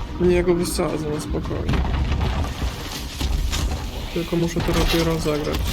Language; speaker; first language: Polish; native; Polish